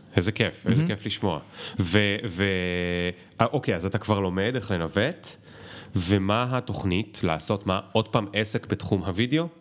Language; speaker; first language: Hebrew; native; Hebrew